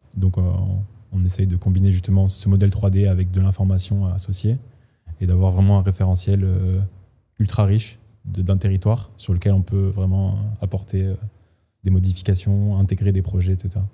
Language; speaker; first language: French; native; French